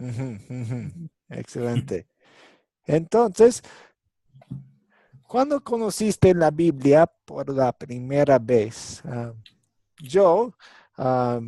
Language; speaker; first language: Spanish; non-native, fluent; English